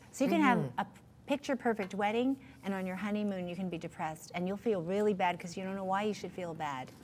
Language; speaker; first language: English; native; English